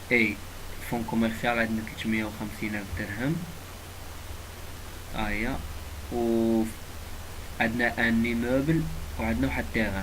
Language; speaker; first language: Arabic; native; Arabic